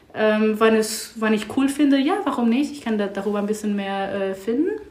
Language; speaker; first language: German; non-native, learner; English